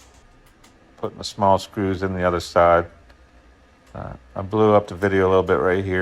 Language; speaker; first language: English; native; English